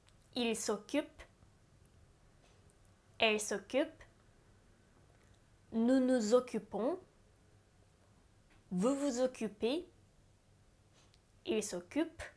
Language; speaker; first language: French; non-native, fluent; Japanese